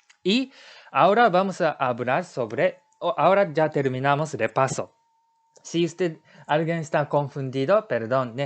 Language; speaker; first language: Spanish; non-native, learner; Japanese